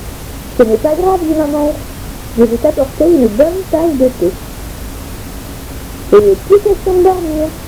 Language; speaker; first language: French; native; French